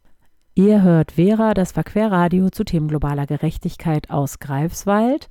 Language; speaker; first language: German; native; German